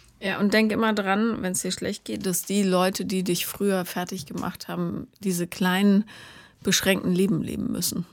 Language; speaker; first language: German; native; German